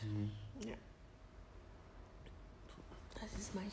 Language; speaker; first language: German; non-native, learner; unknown